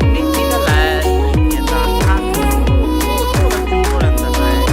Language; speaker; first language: Chinese; non-native, learner; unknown